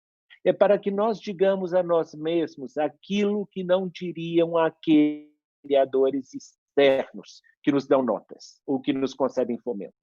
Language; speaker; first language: Portuguese; native; Portuguese